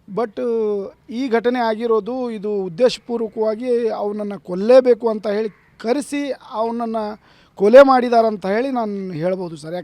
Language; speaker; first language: Kannada; non-native, local second language; Lambadi